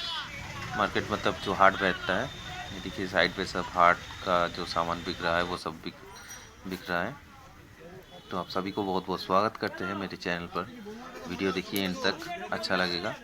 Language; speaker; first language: Hindi; non-native, local second language; Bangla